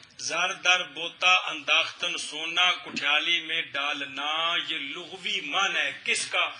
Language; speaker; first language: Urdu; non-native, local second language; Punjabi